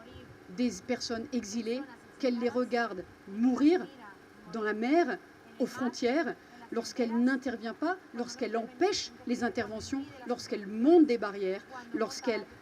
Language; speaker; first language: French; native; French